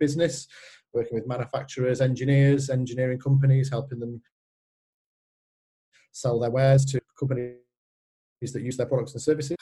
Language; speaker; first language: English; native; English